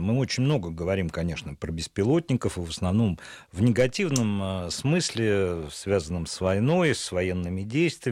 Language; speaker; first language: Russian; native; Russian